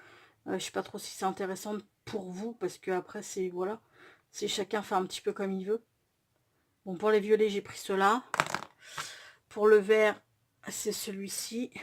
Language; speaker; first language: French; native; French